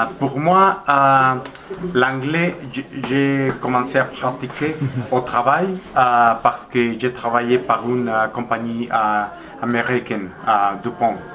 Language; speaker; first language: French; non-native, fluent; Spanish